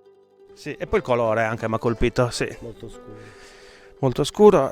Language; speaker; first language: Italian; native; Italian